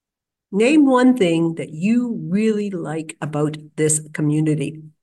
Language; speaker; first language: English; native; English